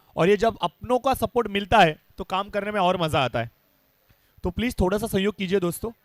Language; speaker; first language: Hindi; non-native, local second language; Marathi